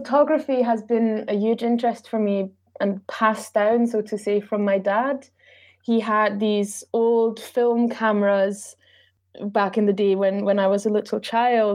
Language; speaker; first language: English; non-native, fluent; German